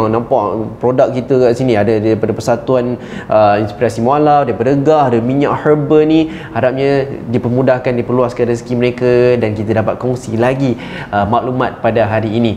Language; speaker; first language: Malay; native; Malay